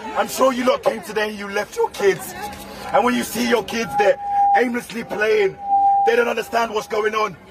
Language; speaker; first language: English; native; English